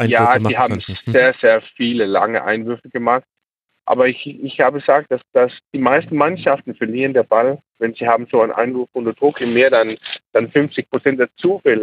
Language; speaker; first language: German; non-native, learner; Danish